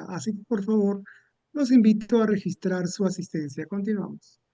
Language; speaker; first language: Spanish; native; Spanish